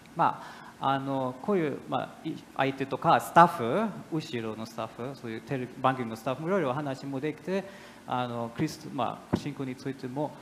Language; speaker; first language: Japanese; non-native, fluent; German